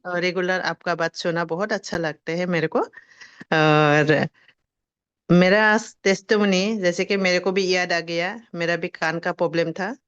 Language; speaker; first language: Hindi; non-native, local second language; Assamese